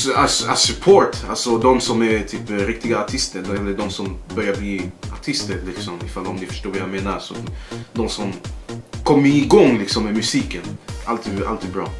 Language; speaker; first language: Swedish; early bilingual, other home language; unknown